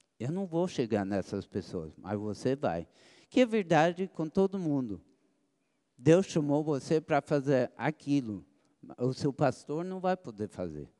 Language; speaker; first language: Portuguese; early bilingual, other home language; English